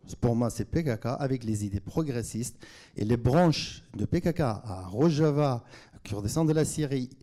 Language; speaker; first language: French; non-native, fluent; Kurdish